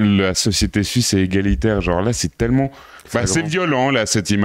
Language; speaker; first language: French; native; French